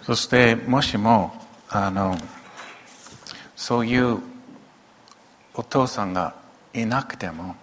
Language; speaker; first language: Japanese; non-native, local second language; English